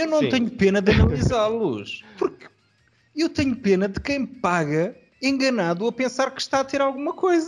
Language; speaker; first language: Portuguese; native; Portuguese